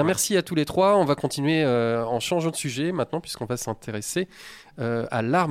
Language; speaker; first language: French; native; French